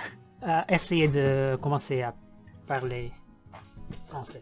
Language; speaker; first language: French; non-native, learner; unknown